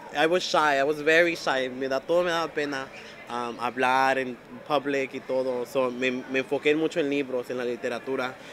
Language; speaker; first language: Spanish; early bilingual, heritage; Spanish